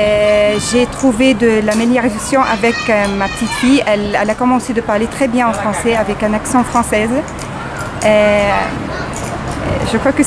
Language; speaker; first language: French; non-native, fluent; Kurdish